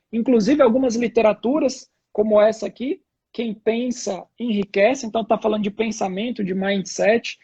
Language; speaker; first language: Portuguese; native; Portuguese